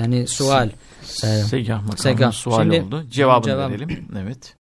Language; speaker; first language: Turkish; native; Turkish